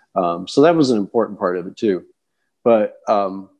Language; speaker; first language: English; native; English